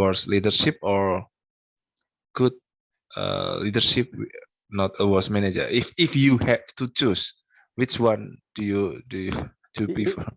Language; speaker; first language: English; non-native, local second language; Indonesian